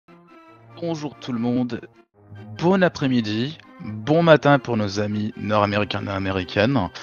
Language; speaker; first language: French; native; French